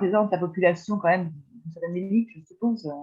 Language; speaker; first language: French; native; French